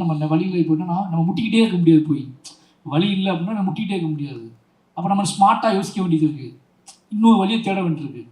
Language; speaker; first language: Tamil; native; Tamil